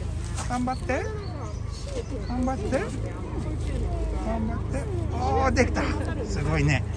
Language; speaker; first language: Japanese; non-native, fluent; Swedish